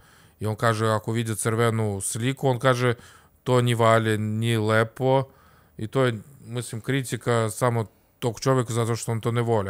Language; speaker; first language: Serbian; non-native, learner; Russian